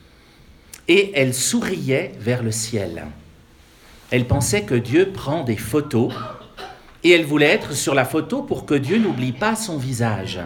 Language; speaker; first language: French; native; French